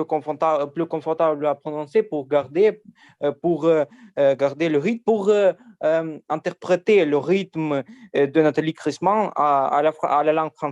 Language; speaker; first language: French; non-native, learner; Ukrainian